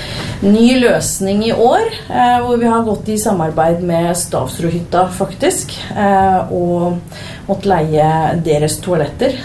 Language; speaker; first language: Norwegian; native; Norwegian